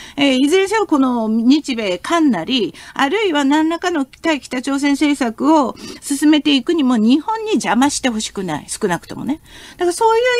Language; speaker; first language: Japanese; non-native, fluent; Korean